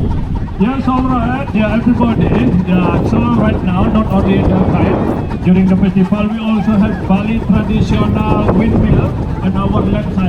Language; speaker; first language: English; non-native, learner; Indonesian